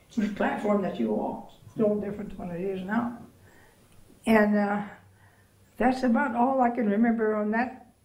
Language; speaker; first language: English; native; English